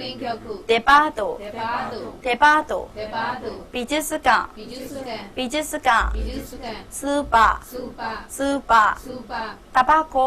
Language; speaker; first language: Japanese; non-native, fluent; Burmese